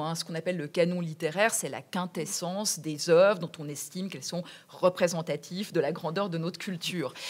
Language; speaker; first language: French; native; French